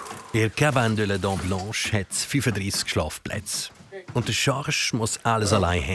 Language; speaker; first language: German; native; German